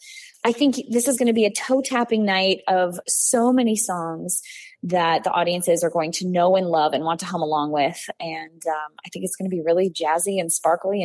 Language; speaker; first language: English; native; English